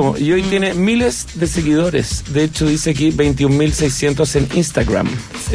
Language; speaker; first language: Spanish; native; Spanish